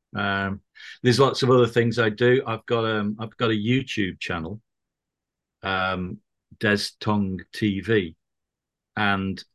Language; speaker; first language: English; native; English